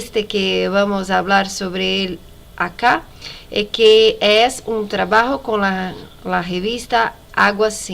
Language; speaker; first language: Spanish; non-native, fluent; Portuguese